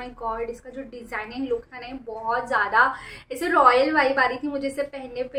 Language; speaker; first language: Hindi; native; Hindi